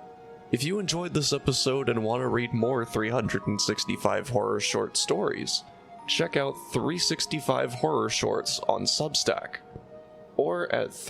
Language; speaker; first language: English; native; English